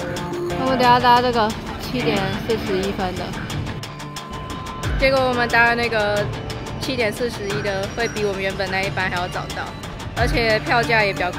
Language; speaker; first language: Chinese; native; Chinese